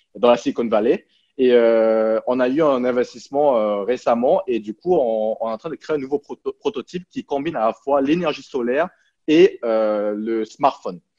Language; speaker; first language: French; early bilingual, other home language; Cantonese